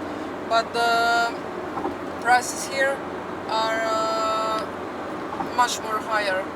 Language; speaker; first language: English; non-native, fluent; Croatian